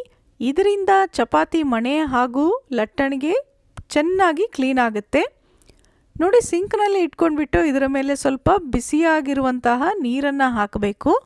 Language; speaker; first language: Kannada; native; Kannada